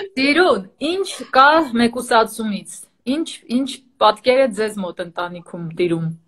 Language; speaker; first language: Armenian; native; Armenian